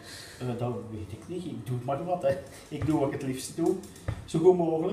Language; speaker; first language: Dutch; native; Dutch